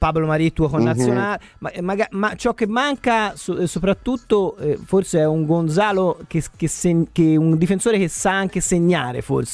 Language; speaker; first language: Italian; native; Italian